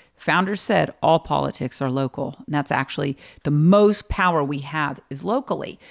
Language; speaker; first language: English; native; English